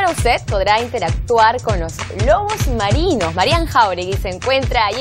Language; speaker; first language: Spanish; native; Spanish